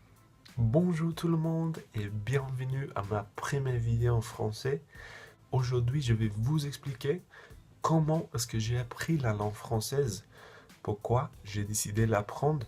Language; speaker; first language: French; non-native, fluent; English